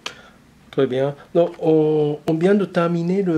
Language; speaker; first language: French; non-native, fluent; Japanese